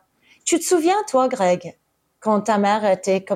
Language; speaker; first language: French; early bilingual, heritage; English